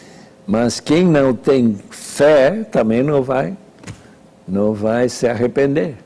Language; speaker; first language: Portuguese; non-native, fluent; English